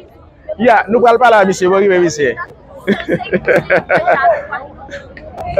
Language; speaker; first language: Spanish; non-native, learner; Haitian Creole